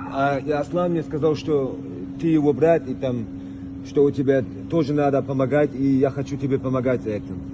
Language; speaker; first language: Russian; early bilingual, heritage; Russian